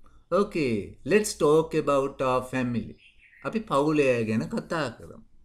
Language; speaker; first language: English; non-native, local second language; Sinhala